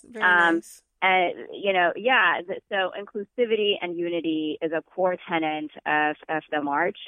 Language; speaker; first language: English; non-native, fluent; Amharic